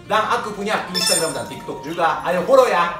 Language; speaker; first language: Indonesian; non-native, fluent; Japanese